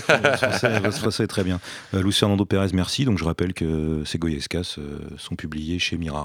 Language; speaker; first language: French; native; French